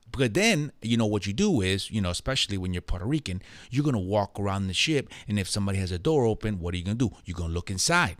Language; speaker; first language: English; early bilingual, other home language; Spanish